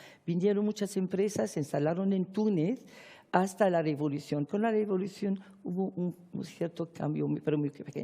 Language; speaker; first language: Spanish; non-native, fluent; Arabic